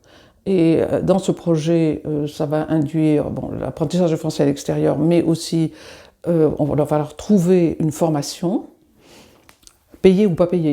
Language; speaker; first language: French; native; French